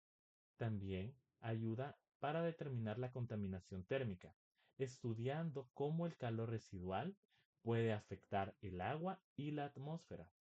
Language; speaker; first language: Spanish; native; Spanish